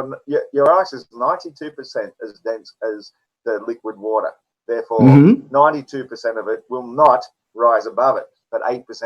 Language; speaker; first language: English; native; English